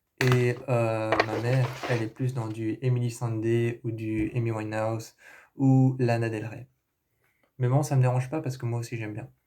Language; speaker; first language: French; early bilingual, other home language; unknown